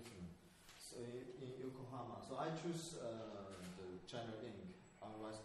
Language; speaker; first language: English; non-native, learner; Chinese